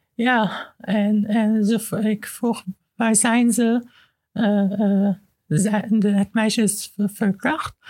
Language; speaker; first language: Dutch; non-native, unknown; Arabic